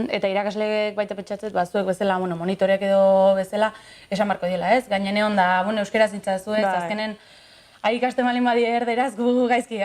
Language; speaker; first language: Basque; native; Basque